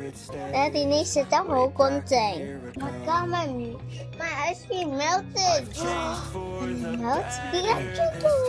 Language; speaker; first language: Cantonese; early bilingual, heritage; English